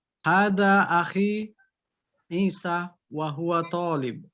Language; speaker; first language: Arabic; non-native, fluent; Indonesian